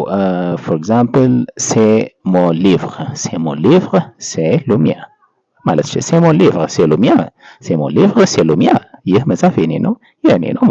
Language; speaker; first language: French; non-native, fluent; Amharic